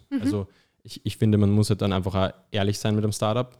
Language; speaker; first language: German; native; German